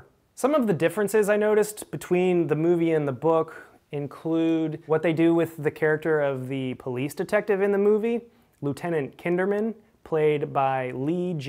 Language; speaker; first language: English; native; English